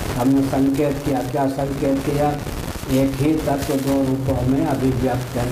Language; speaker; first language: Hindi; non-native, local second language; Maithili